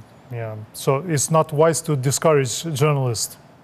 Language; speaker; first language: English; non-native, fluent; Albanian